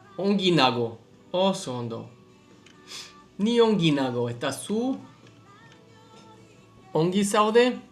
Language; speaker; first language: Basque; non-native, learner; English